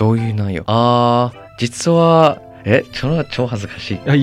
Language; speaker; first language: Japanese; non-native, learner; English